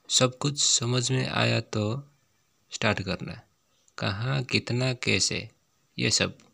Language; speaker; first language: Hindi; non-native, local second language; Odia